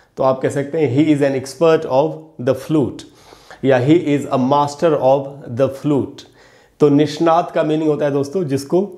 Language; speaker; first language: Hindi; native; Hindi